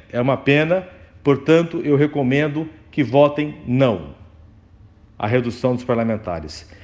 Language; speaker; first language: Portuguese; native; Portuguese